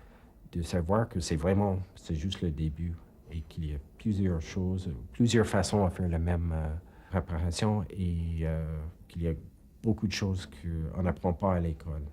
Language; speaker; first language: French; non-native, fluent; English